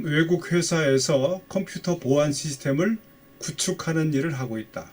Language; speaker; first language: Korean; native; Korean